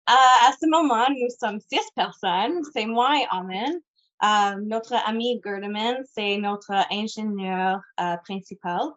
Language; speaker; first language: French; non-native, local second language; English